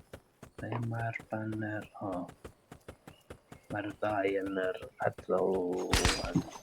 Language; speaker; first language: Welsh; non-native, learner; English